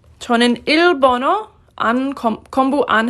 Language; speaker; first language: Korean; non-native, fluent; English